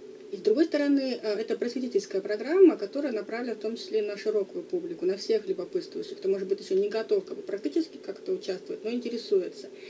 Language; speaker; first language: Russian; native; Russian